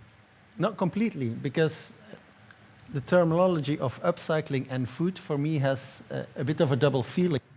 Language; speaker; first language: English; non-native, fluent; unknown